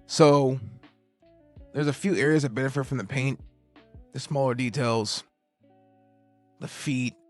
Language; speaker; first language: English; native; English